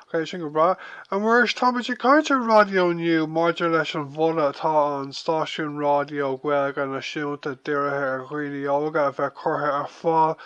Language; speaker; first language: Irish; non-native, local second language; English